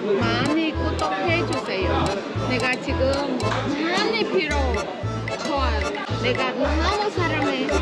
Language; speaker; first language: Korean; non-native, learner; Vietnamese